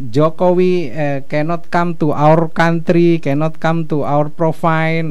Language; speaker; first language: English; non-native, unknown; Indonesian